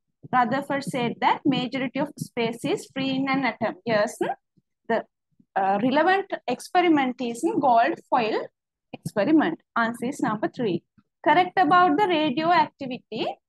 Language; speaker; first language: English; non-native, local second language; Sinhala